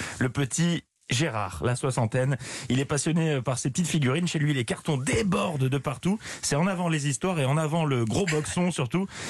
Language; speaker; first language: French; native; French